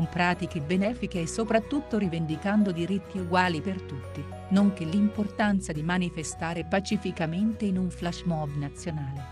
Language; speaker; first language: Italian; native; Italian